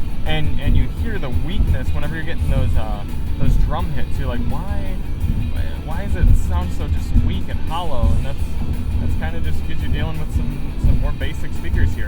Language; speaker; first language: English; native; English